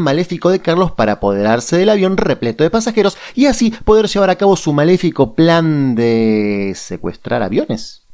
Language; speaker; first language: Spanish; native; Spanish